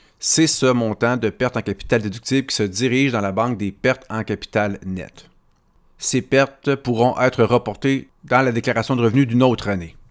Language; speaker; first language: French; native; French